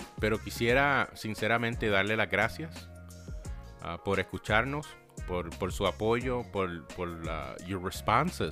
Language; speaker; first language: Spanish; early bilingual, heritage; Spanish